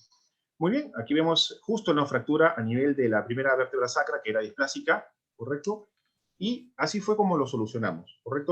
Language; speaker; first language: Spanish; native; Spanish